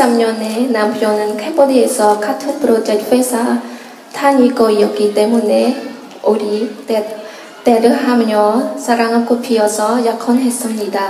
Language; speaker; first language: Korean; non-native, learner; Khmer